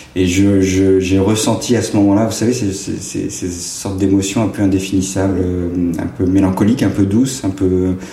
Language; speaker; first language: French; native; French